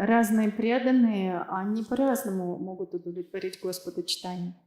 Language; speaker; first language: Russian; native; Russian